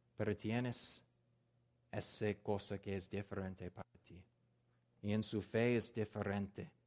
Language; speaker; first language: Spanish; non-native, learner; English